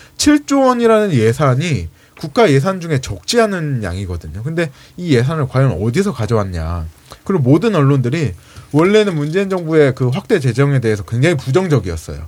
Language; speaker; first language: Korean; native; Korean